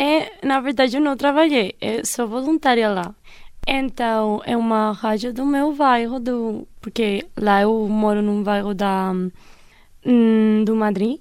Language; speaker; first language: Portuguese; non-native, fluent; Spanish